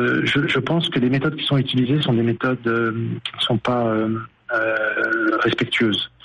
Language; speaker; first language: French; native; French